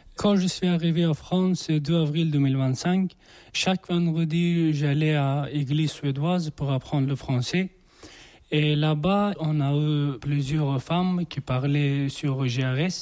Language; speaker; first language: French; non-native, learner; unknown